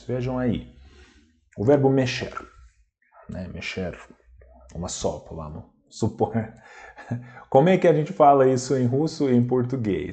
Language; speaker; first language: Portuguese; non-native, fluent; Russian